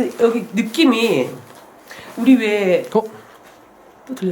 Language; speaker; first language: Korean; native; Korean